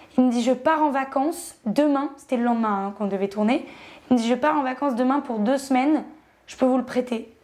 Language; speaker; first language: French; native; French